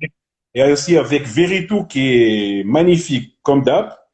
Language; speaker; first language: French; non-native, local second language; Arabic